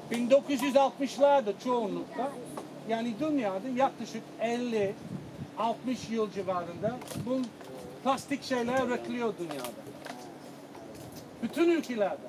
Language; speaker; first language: Turkish; non-native, fluent; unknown